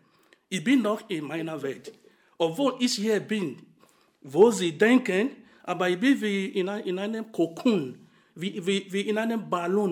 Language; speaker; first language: German; non-native, fluent; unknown